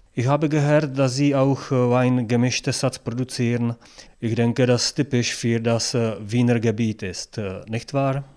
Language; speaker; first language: German; non-native, learner; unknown